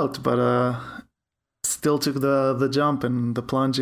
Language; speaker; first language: English; non-native, fluent; Hebrew